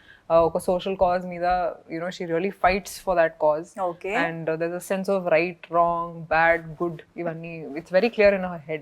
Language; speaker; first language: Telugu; non-native, local second language; Hindi